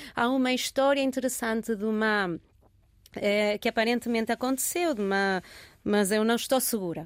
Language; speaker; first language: Portuguese; early bilingual, heritage; Portuguese